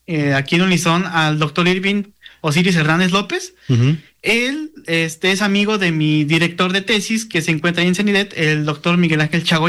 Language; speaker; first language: Spanish; non-native, local second language; Nahuatl languages